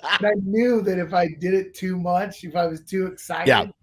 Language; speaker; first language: English; native; English